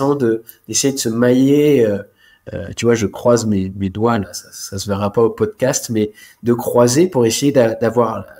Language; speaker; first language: French; native; French